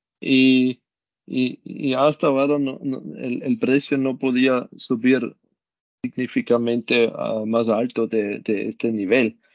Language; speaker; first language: Spanish; non-native, learner; German